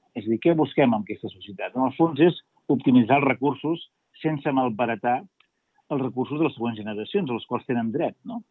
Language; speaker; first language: Catalan; native; Catalan